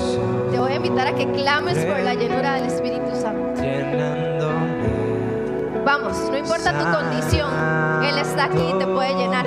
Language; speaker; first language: Spanish; native; Spanish